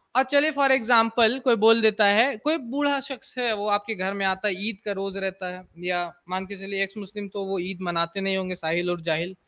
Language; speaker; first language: Hindi; native; Hindi